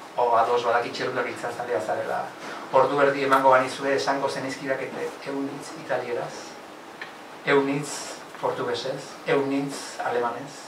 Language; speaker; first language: Basque; native; Basque